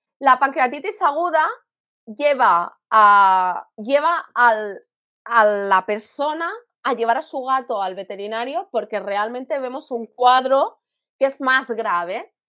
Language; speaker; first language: Spanish; native; Spanish